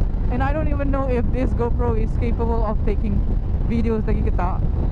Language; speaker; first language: English; non-native, local second language; Malay